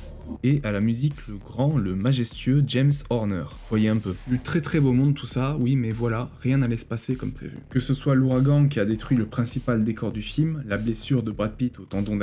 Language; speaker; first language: French; native; French